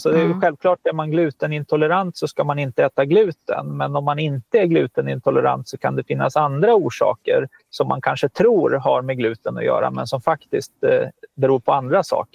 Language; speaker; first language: Swedish; native; Swedish